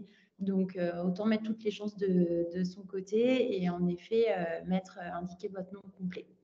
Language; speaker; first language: French; native; French